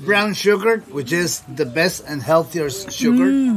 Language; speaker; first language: English; non-native, fluent; Spanish